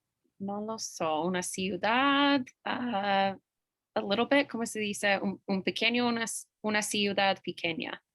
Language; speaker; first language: Spanish; non-native, learner; English